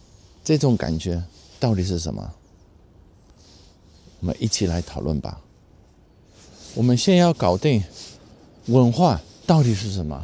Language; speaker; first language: Chinese; non-native, fluent; Dutch